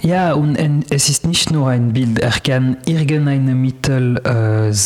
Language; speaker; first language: German; non-native, learner; French